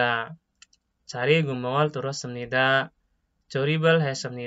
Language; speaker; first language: Korean; non-native, fluent; Indonesian